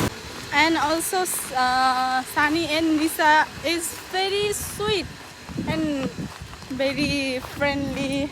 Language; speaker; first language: English; non-native, learner; Nepali